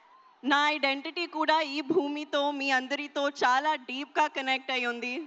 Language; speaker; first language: Telugu; non-native, learner; Hindi